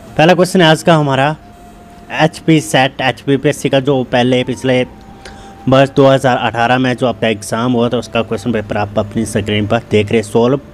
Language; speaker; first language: Hindi; native; Hindi